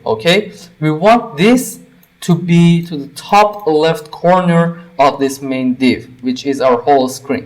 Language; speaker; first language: English; non-native, fluent; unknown